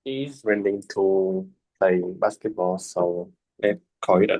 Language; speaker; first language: English; non-native, learner; Vietnamese